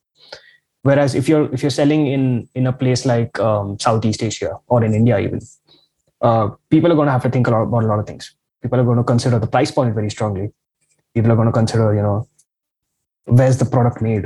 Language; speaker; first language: English; non-native, local second language; Marathi